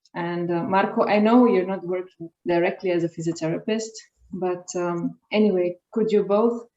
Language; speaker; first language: English; non-native, fluent; Slovenian